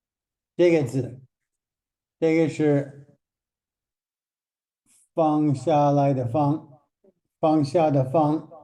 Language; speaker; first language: Chinese; non-native, fluent; English